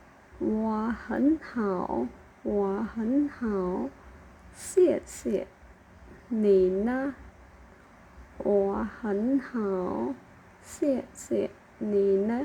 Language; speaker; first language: Chinese; non-native, fluent; Khmer